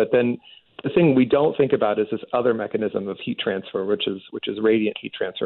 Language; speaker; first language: English; native; English